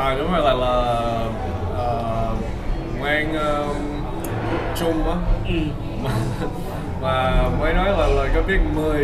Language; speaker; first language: Vietnamese; early bilingual, heritage; English